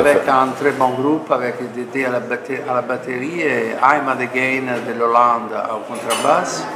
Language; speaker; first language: French; non-native, fluent; Italian